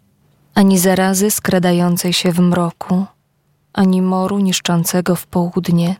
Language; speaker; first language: Polish; native; Polish